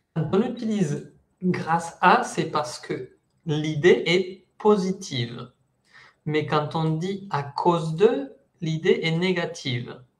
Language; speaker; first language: French; non-native, fluent; Spanish